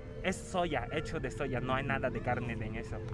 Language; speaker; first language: Spanish; non-native, fluent; Chinese